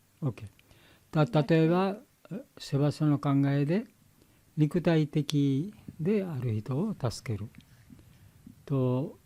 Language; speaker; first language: Japanese; non-native, learner; Bangla